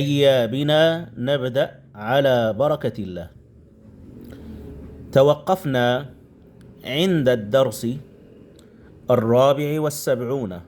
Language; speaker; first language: Arabic; non-native, fluent; Indonesian